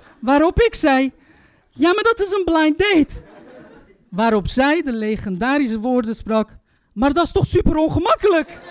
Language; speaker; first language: Dutch; early bilingual, other home language; Turkish